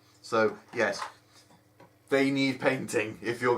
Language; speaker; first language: English; native; English